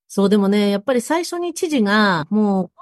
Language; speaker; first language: Japanese; native; Japanese